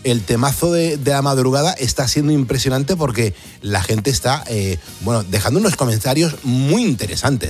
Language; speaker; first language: Spanish; native; Spanish